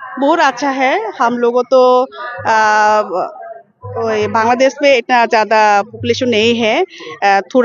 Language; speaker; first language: Hindi; non-native, learner; Bangla